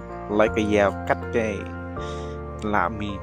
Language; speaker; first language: Vietnamese; non-native, local second language; Jarai